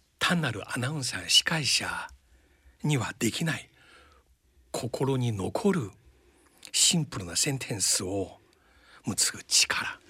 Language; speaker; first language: Japanese; non-native, fluent; Chinese